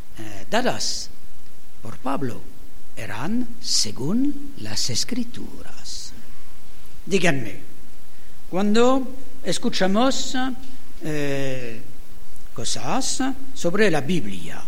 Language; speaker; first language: Spanish; non-native, learner; German